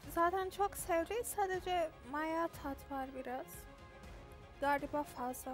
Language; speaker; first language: Turkish; non-native, learner; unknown